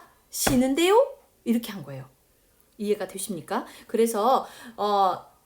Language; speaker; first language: Korean; native; Korean